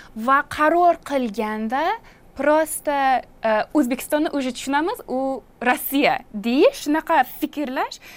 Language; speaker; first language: Uzbek; non-native, fluent; English